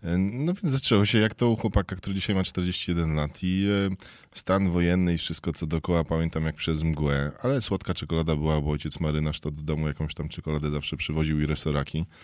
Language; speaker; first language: Polish; native; Polish